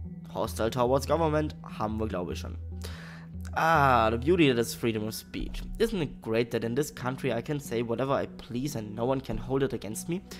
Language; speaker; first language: English; non-native, fluent; German